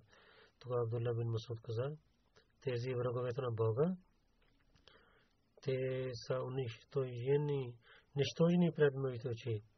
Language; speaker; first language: Bulgarian; non-native, learner; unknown